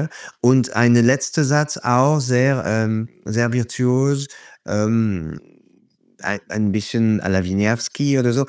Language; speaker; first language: German; non-native, fluent; French